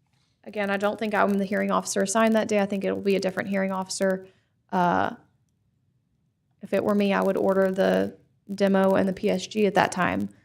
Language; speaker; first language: English; native; English